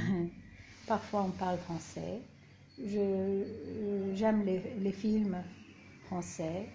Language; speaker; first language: French; non-native, fluent; Turkish